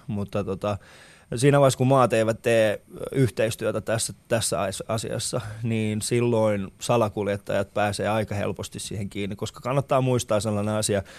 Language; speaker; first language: Finnish; early bilingual, other home language; Persian